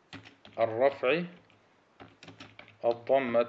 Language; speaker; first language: Arabic; early bilingual, heritage; Arabic